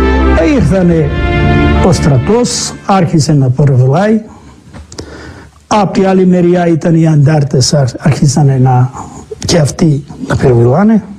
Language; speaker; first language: Greek; non-native, local second language; Macedonian